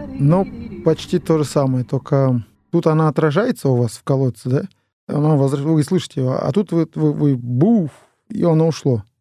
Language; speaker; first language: Russian; non-native, local second language; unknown